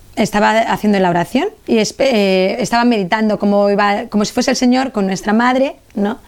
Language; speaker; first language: Spanish; native; Spanish